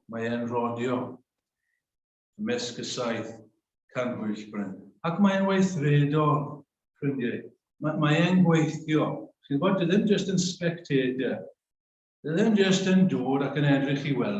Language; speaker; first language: Welsh; native; Welsh